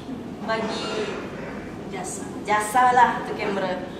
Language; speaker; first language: Malay; native; Malay